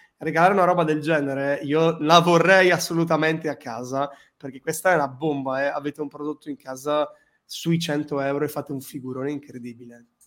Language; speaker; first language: Italian; native; Italian